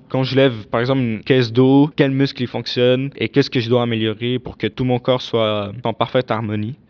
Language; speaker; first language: French; early bilingual, other home language; Arabic